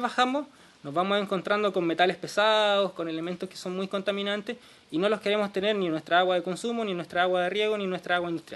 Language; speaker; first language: Spanish; native; Spanish